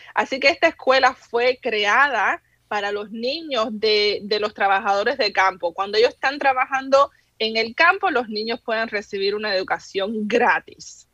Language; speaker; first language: Spanish; early bilingual, heritage; Spanish